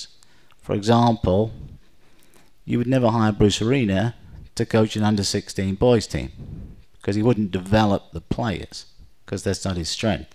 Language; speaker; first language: English; native; English